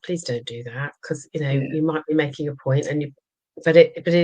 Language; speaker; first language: English; native; English